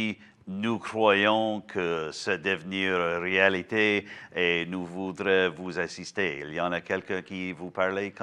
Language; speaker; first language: French; non-native, learner; English